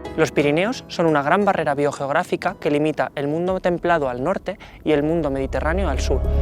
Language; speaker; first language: Spanish; native; Spanish